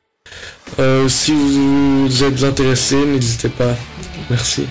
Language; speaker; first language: French; native; French